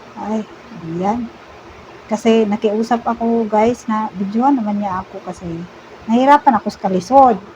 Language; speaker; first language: Filipino; non-native, local second language; Cebuano